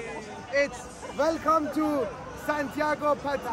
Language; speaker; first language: English; non-native, fluent; Persian